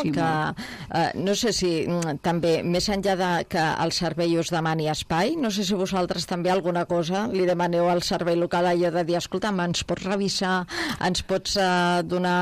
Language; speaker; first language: Catalan; native; Catalan